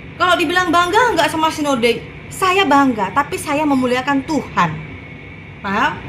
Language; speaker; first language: Indonesian; non-native, local second language; Madurese